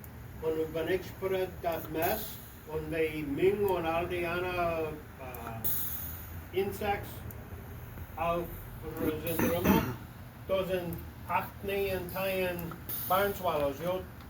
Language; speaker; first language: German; early bilingual, heritage; Low German